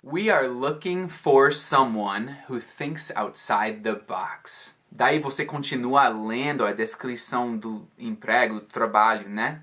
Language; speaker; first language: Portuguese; non-native, fluent; English